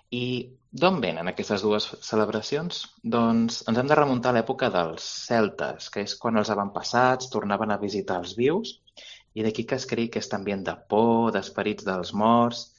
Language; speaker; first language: Catalan; native; Catalan